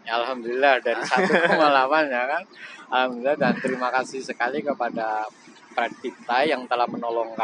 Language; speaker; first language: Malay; non-native, local second language; Javanese